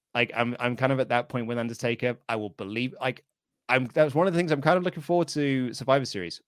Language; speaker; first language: English; native; English